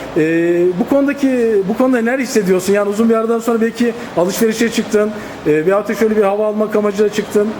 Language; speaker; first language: Turkish; native; Turkish